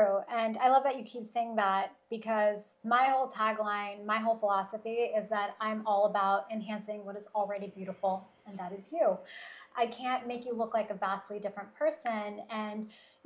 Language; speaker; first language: English; early bilingual, other home language; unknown